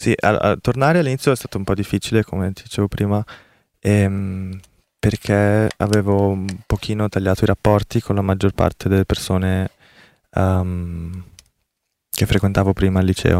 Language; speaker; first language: Italian; early bilingual, other home language; Korean